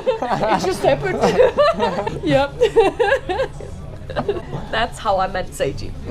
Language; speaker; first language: English; non-native, fluent; German